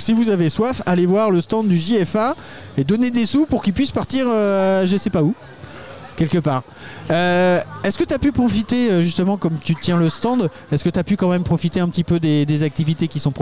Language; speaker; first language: French; native; French